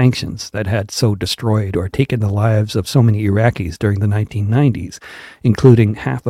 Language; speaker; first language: English; native; English